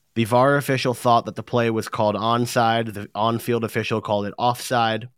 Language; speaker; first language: English; native; English